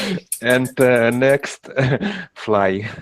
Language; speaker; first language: English; non-native, learner; Russian